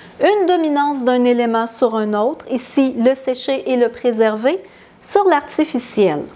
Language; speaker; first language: French; native; French